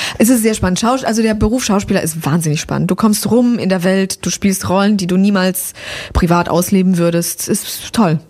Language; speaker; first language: German; early bilingual, other home language; Polish